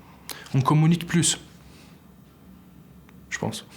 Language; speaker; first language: French; non-native, learner; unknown